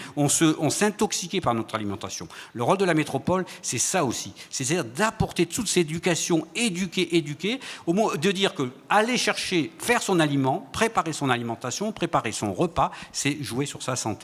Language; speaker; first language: French; native; French